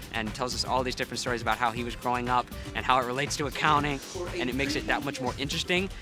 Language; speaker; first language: English; native; English